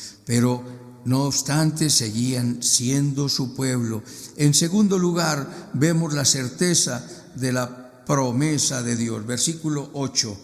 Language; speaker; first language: Spanish; native; Spanish